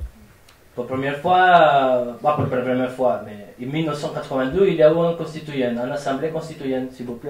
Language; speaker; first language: French; non-native, fluent; Spanish